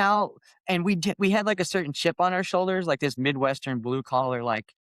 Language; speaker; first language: English; native; English